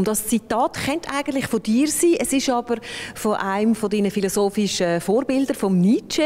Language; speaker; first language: German; native; German